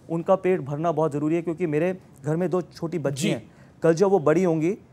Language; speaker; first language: Hindi; native; Hindi